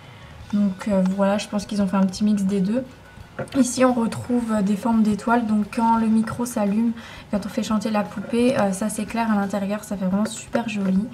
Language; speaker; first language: French; native; French